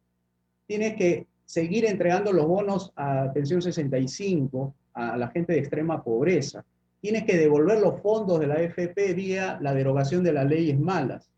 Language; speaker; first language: Spanish; native; Spanish